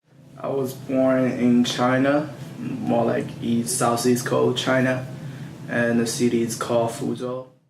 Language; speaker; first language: English; non-native, local second language; Chinese